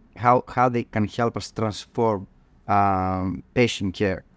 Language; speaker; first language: English; non-native, fluent; Greek